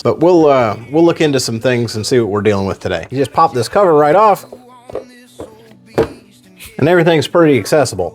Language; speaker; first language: English; native; English